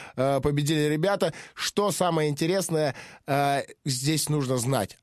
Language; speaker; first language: Russian; native; Russian